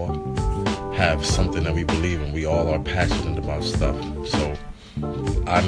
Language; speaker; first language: English; native; English